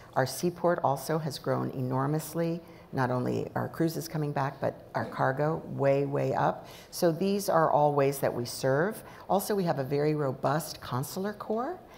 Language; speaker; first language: English; native; English